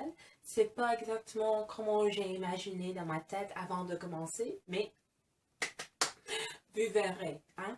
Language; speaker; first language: French; non-native, fluent; English